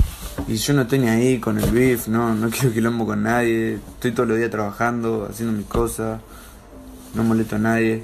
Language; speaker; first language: Spanish; native; Spanish